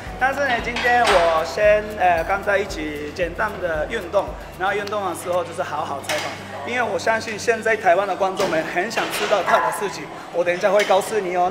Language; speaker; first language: Chinese; non-native, fluent; Japanese